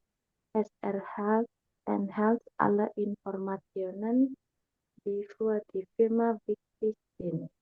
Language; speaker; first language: German; non-native, learner; Indonesian